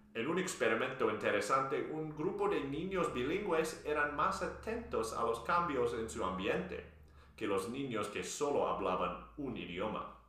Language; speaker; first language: Spanish; non-native, fluent; English